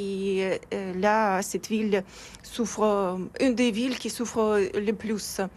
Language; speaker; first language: French; non-native, fluent; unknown